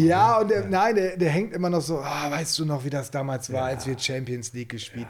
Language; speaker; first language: German; native; German